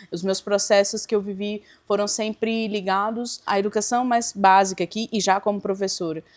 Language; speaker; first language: Portuguese; native; Portuguese